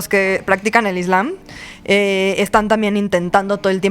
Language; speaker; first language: Spanish; native; Spanish